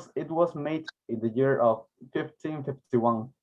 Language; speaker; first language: English; non-native, learner; Spanish